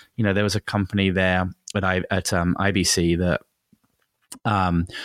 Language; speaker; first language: English; native; English